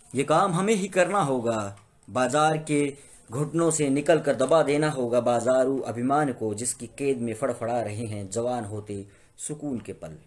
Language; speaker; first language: Hindi; native; Hindi